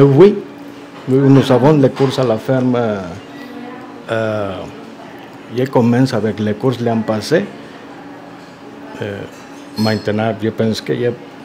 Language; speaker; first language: French; non-native, learner; Spanish